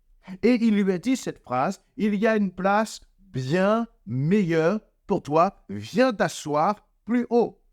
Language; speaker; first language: French; native; French